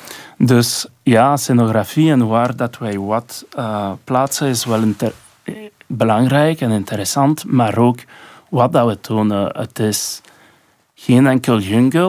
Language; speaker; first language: Dutch; non-native, local second language; French